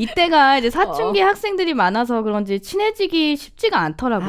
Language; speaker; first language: Korean; native; Korean